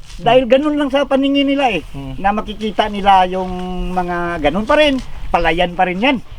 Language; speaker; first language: Filipino; non-native, local second language; Hiligaynon